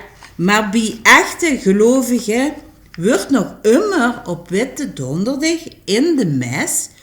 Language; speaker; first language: Dutch; native; Dutch